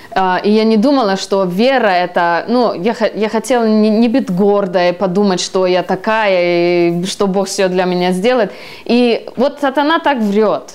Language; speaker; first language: Russian; early bilingual, heritage; Russian